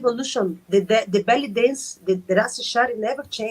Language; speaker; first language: English; non-native, learner; Arabic